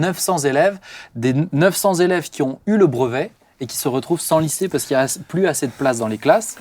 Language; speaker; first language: French; native; French